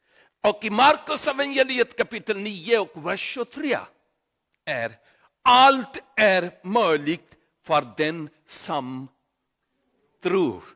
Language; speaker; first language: Swedish; non-native, learner; Urdu